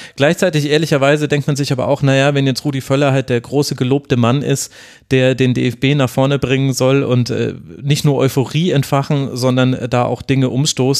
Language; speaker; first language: German; native; German